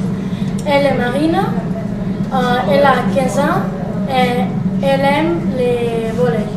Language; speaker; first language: French; non-native, learner; Catalan